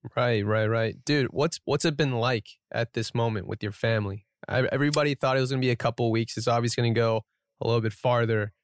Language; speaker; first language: English; early bilingual, other home language; Korean